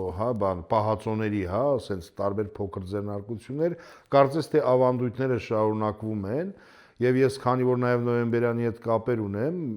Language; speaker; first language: Armenian; early bilingual, other home language; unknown